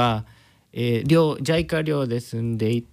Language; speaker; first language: Japanese; non-native, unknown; Spanish